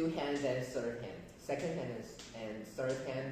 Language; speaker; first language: English; non-native, learner; Chinese